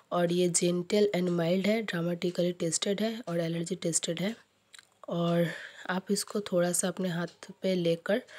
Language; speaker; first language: Hindi; non-native, local second language; Bangla